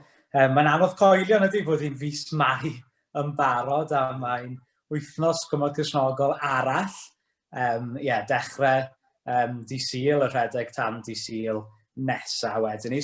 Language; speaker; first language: Welsh; native; Welsh